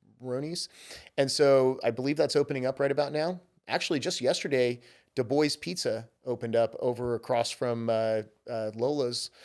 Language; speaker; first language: English; native; English